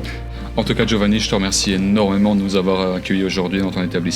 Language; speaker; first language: French; native; French